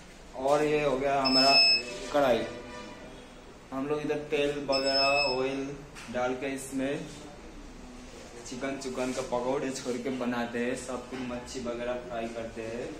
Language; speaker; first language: Hindi; non-native, local second language; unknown